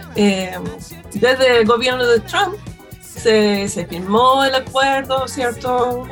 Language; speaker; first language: Spanish; non-native, fluent; English